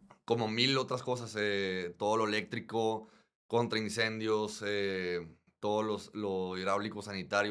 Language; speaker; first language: Spanish; native; Spanish